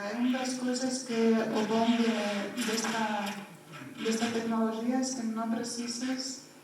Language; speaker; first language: Portuguese; non-native, fluent; Spanish